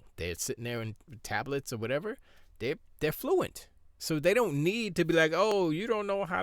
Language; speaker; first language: English; native; English